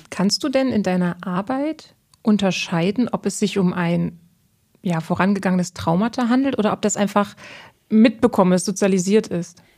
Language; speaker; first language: German; native; German